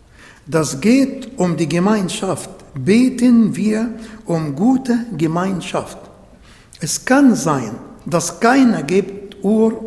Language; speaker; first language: German; non-native, fluent; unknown